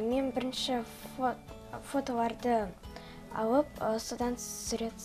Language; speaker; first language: Kazakh; non-native, local second language; Russian